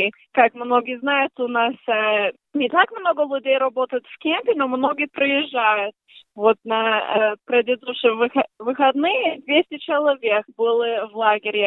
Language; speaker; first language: Russian; early bilingual, heritage; Russian